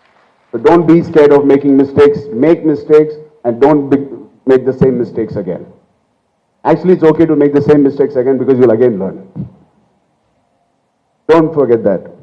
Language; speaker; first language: English; non-native, local second language; Telugu